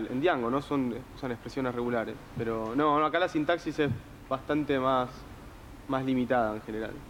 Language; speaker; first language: Spanish; native; Spanish